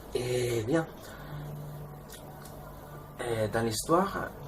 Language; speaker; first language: French; non-native, learner; Spanish